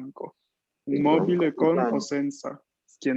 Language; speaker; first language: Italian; non-native, fluent; Spanish